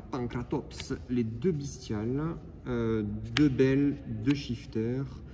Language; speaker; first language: French; native; French